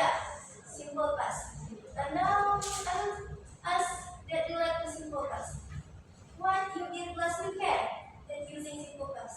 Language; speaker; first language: English; non-native, learner; Indonesian